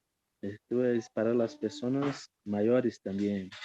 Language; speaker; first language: Spanish; non-native, fluent; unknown